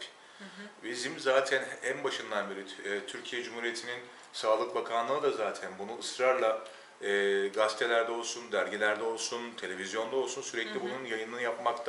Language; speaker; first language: Turkish; native; Turkish